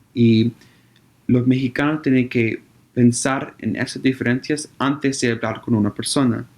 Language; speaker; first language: Spanish; non-native, learner; English